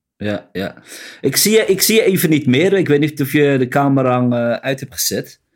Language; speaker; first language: Dutch; early bilingual, other home language; Riffian